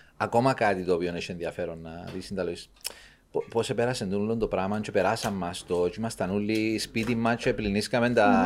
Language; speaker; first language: Greek; native; Greek